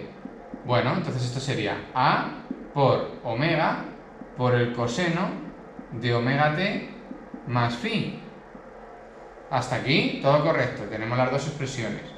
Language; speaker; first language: Spanish; native; Spanish